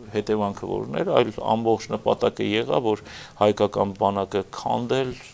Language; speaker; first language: Armenian; native; Armenian